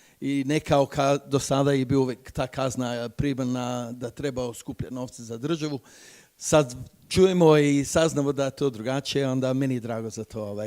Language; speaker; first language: Bosnian; early bilingual, heritage; Croatian